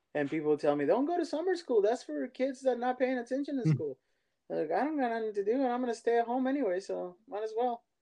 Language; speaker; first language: English; early bilingual, other home language; Spanish